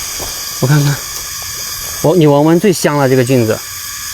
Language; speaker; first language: Chinese; native; Chinese